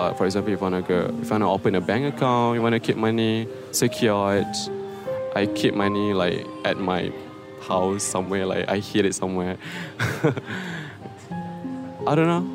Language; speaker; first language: English; non-native, local second language; Malay